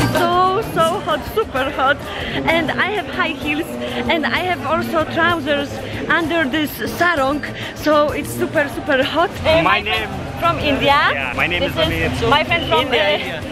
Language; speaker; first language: English; non-native, fluent; Polish